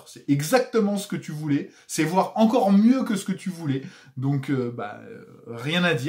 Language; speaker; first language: French; native; French